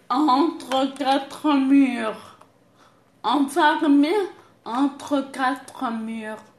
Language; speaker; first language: French; non-native, local second language; Arabic